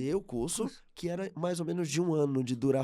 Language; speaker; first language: Portuguese; native; Portuguese